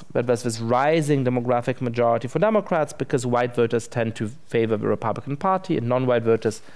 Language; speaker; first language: English; non-native, fluent; German